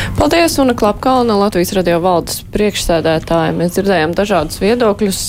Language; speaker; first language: Latvian; native; Latvian